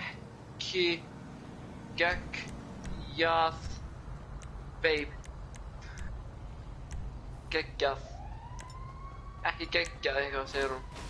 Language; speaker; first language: Icelandic; early bilingual, heritage; Icelandic